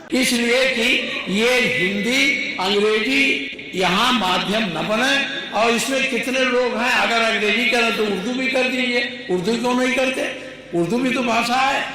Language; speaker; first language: Hindi; native; Hindi